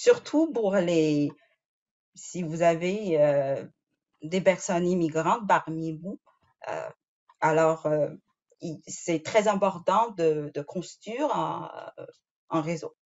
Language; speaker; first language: French; non-native, fluent; Chinese